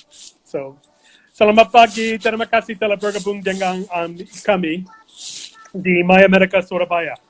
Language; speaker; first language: Indonesian; non-native, fluent; English